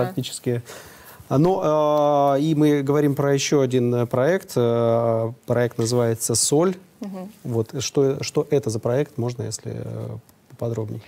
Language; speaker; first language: Russian; native; Russian